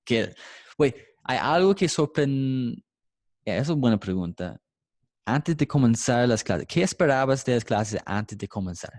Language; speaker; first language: Spanish; non-native, fluent; English